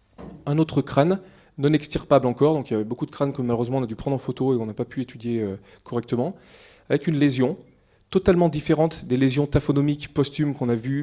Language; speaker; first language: French; native; French